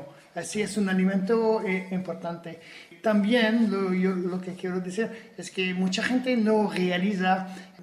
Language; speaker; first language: Spanish; non-native, fluent; French